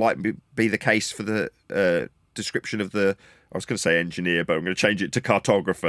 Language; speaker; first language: English; native; English